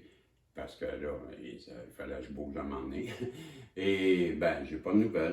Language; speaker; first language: French; native; French